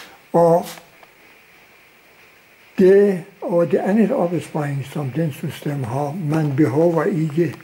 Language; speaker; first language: Danish; non-native, local second language; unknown